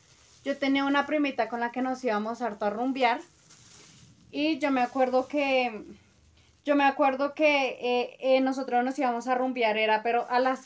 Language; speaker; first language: Spanish; native; Spanish